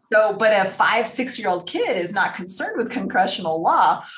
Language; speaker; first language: English; native; English